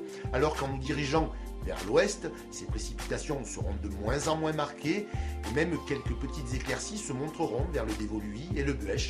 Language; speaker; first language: French; native; French